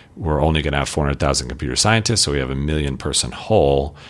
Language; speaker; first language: English; native; English